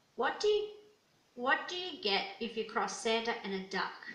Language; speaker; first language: English; native; English